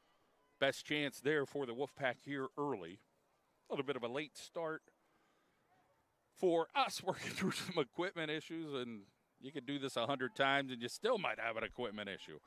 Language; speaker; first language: English; native; English